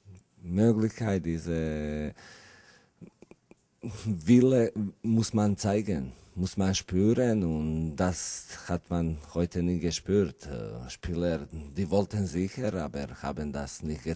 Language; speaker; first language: German; non-native, learner; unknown